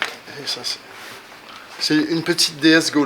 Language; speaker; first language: French; native; French